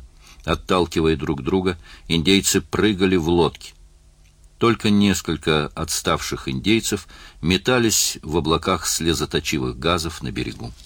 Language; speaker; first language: Russian; native; Russian